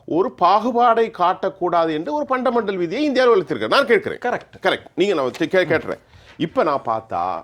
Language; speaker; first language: Tamil; native; Tamil